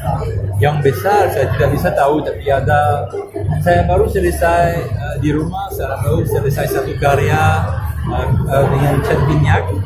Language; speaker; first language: Indonesian; non-native, fluent; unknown